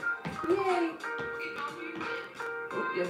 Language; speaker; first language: English; native; English